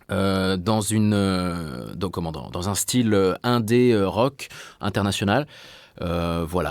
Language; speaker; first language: French; native; French